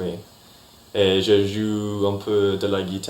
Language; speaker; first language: French; non-native, learner; English